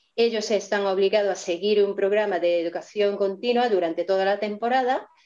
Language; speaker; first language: Spanish; non-native, fluent; Japanese